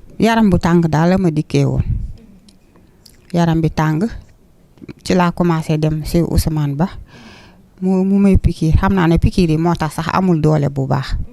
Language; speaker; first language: Wolof; non-native, local second language; Jola-Fonyi